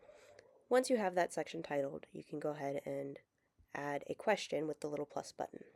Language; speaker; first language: English; native; English